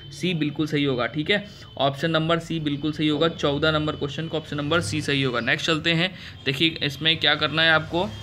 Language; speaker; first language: Hindi; native; Hindi